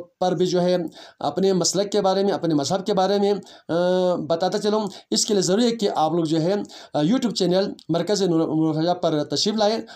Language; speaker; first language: Urdu; non-native, local second language; Balti